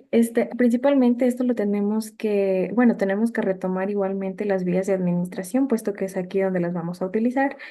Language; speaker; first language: Spanish; native; Spanish